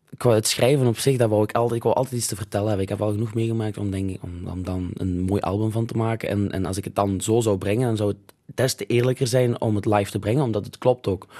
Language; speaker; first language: Dutch; native; Dutch